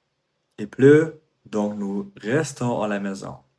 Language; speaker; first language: French; non-native, fluent; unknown